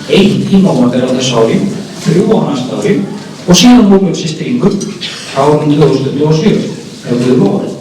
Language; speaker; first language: Icelandic; native; Icelandic